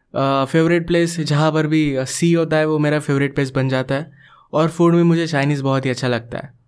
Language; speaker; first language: Hindi; non-native, local second language; Marathi